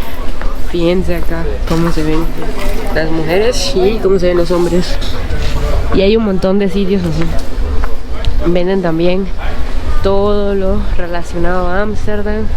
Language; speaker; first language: Spanish; native; Spanish